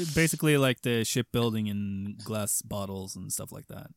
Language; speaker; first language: English; non-native, fluent; Swedish